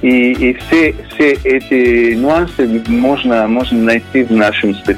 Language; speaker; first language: Russian; non-native, learner; Italian